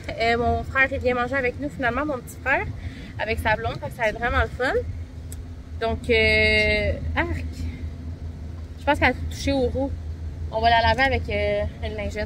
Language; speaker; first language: French; native; French